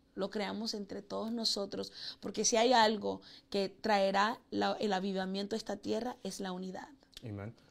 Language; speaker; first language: Spanish; early bilingual, heritage; Spanish